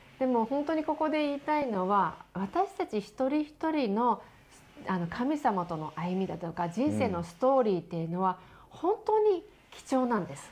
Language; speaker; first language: Japanese; native; Japanese